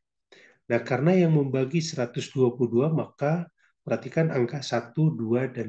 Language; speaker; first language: Indonesian; native; Indonesian